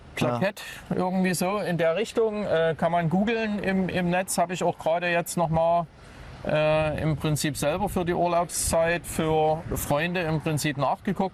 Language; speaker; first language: German; native; German